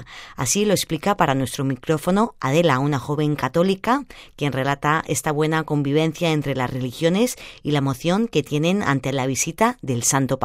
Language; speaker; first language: Spanish; native; Spanish